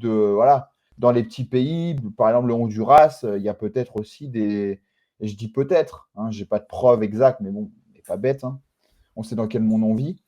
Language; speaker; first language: French; native; French